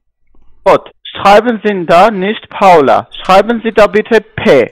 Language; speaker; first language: German; non-native, learner; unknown